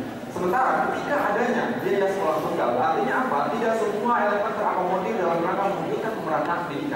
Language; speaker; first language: Indonesian; native; Indonesian